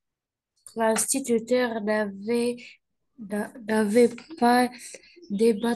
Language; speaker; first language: French; non-native, learner; Arabic